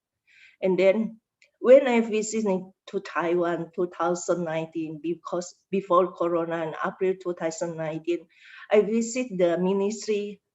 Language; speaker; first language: English; non-native, learner; Indonesian